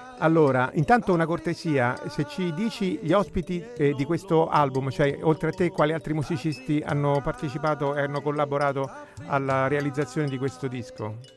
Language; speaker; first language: Italian; native; Italian